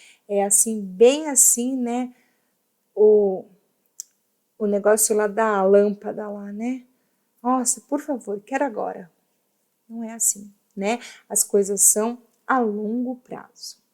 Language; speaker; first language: Portuguese; native; Portuguese